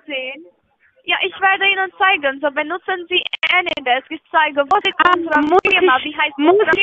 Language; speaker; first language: German; non-native, learner; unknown